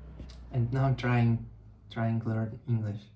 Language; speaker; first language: English; non-native, learner; Russian